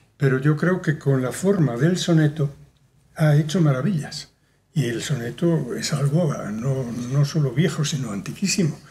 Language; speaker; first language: Spanish; native; Spanish